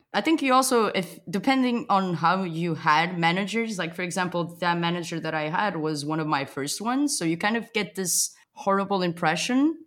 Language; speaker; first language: English; non-native, fluent; Portuguese